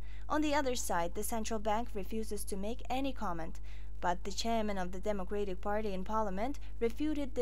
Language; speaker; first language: English; non-native, fluent; Mongolian